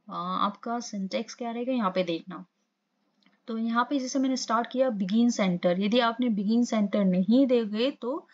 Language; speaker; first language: Hindi; non-native, local second language; Assamese